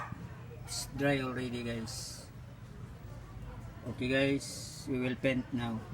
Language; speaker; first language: English; non-native, local second language; Filipino